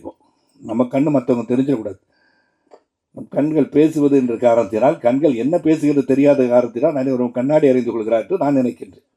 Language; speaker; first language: Tamil; native; Tamil